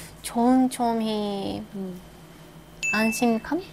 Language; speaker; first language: Korean; non-native, learner; Japanese